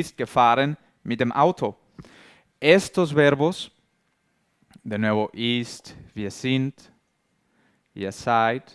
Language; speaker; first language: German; non-native, fluent; Spanish